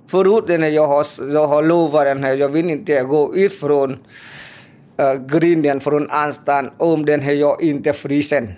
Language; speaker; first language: Swedish; non-native, learner; Vietnamese